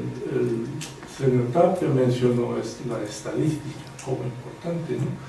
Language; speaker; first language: Spanish; non-native, fluent; English